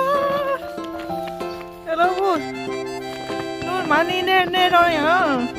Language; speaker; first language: Korean; non-native, learner; Lao